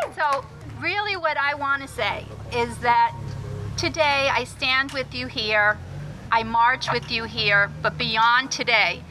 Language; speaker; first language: English; early bilingual, other home language; Spanish